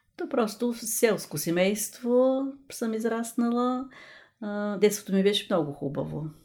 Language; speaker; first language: Bulgarian; native; Bulgarian